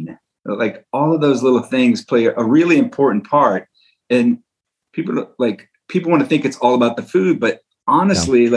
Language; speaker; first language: English; native; English